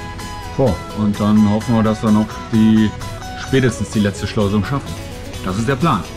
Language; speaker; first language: German; native; German